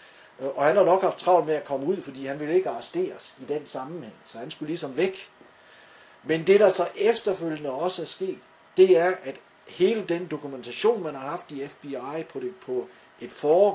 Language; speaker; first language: Danish; native; Danish